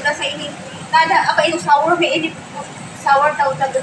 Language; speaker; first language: Indonesian; non-native, learner; Filipino